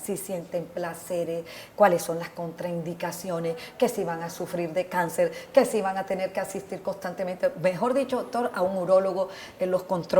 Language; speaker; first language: Spanish; native; Spanish